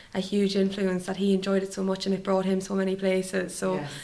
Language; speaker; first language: English; native; English